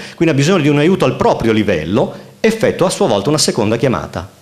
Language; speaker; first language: Italian; native; Italian